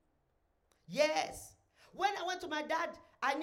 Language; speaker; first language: English; non-native, local second language; Yoruba